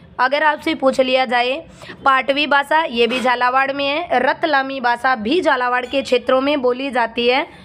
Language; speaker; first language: Hindi; native; Hindi